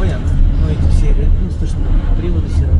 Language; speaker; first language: Russian; native; Russian